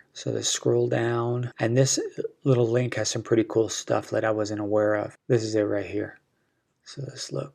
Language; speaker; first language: English; native; English